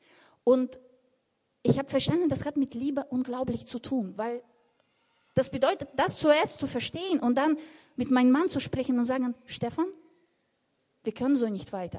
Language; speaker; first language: German; non-native, fluent; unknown